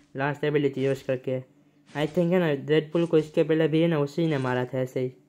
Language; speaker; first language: Hindi; non-native, local second language; Gujarati